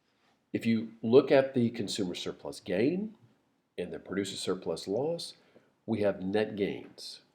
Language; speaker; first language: English; native; English